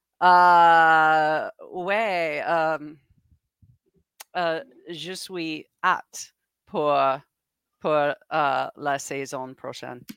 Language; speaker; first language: French; non-native, learner; English